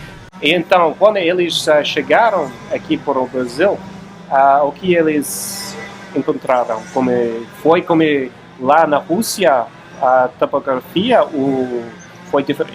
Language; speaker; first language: Portuguese; non-native, fluent; English